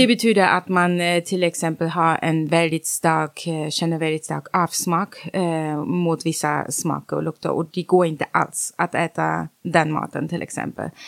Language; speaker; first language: Swedish; non-native, fluent; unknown